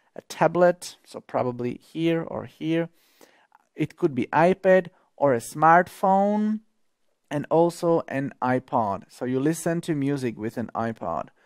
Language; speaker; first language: English; non-native, fluent; Slovak